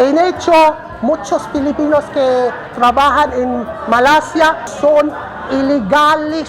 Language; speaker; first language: Spanish; non-native, fluent; Filipino